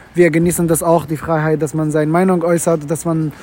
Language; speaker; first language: German; non-native, fluent; Arabic